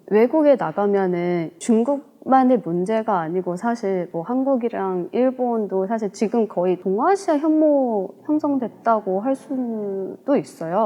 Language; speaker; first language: Korean; non-native, fluent; Chinese